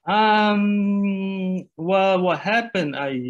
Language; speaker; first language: English; non-native, fluent; Italian